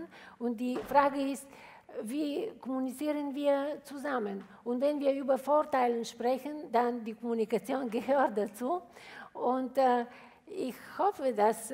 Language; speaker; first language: German; non-native, fluent; Bulgarian